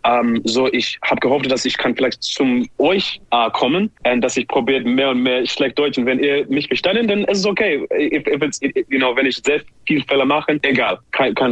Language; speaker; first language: German; non-native, learner; English